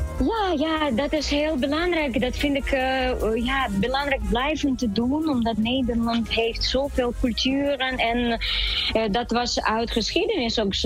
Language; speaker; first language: Dutch; non-native, fluent; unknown